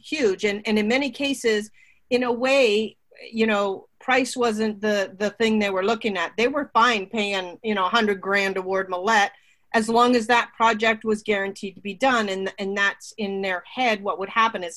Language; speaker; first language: English; native; English